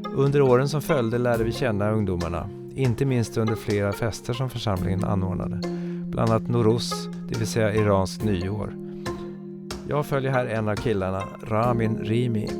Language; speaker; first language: Swedish; native; Swedish